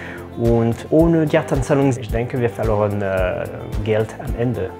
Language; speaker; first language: German; non-native, fluent; French